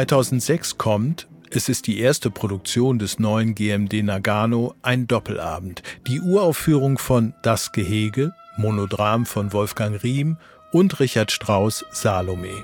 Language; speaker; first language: German; native; German